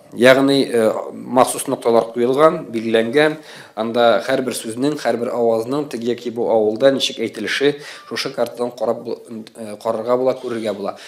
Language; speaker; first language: Tatar; native; Tatar